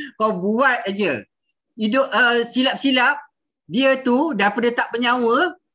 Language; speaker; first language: Malay; native; Malay